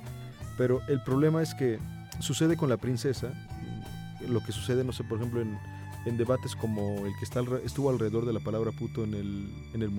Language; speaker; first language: Spanish; native; Spanish